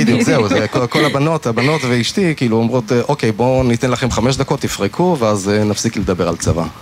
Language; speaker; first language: Hebrew; native; Hebrew